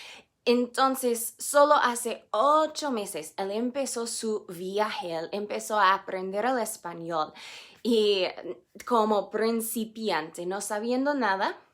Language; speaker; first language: Spanish; non-native, fluent; English